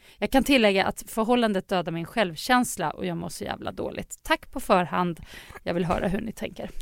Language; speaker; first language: Swedish; native; Swedish